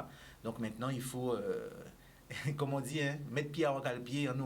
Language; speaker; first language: French; native; French